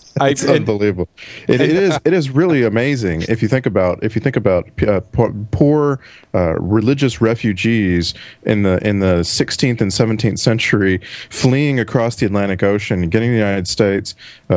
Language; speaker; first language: English; native; English